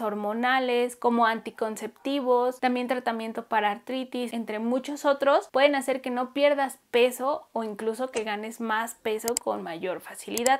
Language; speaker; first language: Spanish; native; Spanish